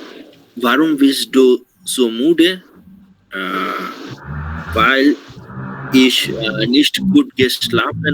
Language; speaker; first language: German; non-native, learner; Bangla